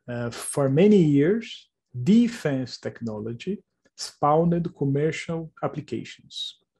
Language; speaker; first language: English; non-native, fluent; Portuguese